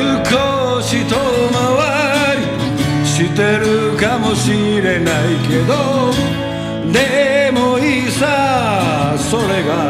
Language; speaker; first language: Japanese; native; Japanese